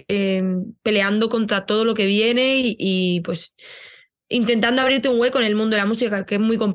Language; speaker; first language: Spanish; native; Spanish